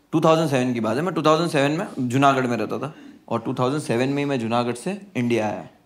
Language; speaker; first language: Hindi; non-native, local second language; Gujarati